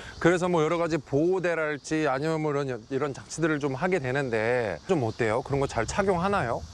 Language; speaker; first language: Korean; native; Korean